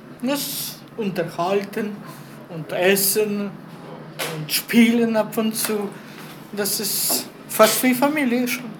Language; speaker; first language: German; non-native, learner; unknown